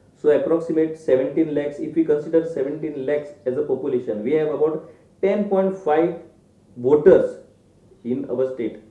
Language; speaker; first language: English; non-native, local second language; Marathi